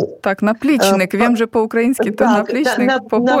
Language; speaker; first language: Polish; non-native, fluent; Ukrainian